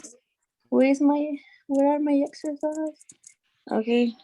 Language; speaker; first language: English; non-native, learner; Spanish